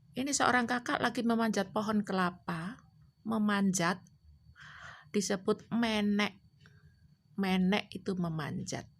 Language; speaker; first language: Indonesian; non-native, local second language; Javanese